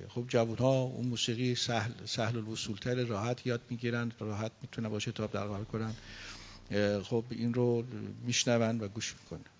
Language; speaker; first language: Persian; native; Persian